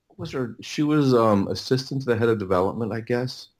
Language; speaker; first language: English; native; English